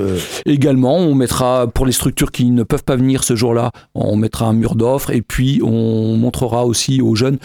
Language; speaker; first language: French; native; French